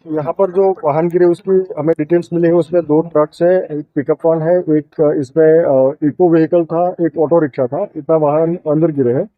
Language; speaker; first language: Hindi; non-native, local second language; Gujarati